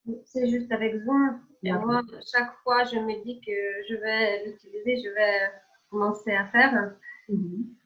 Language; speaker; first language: French; non-native, fluent; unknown